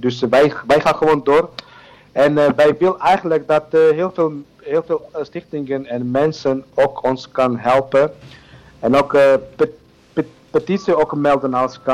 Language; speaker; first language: Dutch; non-native, learner; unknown